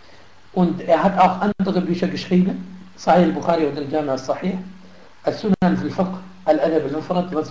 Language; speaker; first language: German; non-native, fluent; Arabic